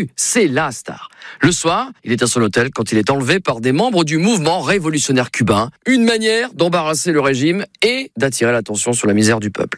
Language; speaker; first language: French; native; French